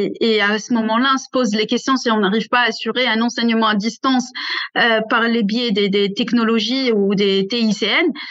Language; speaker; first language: French; non-native, local second language; Arabic